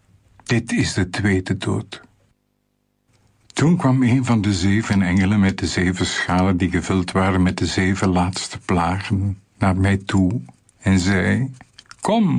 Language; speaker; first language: Dutch; native; Dutch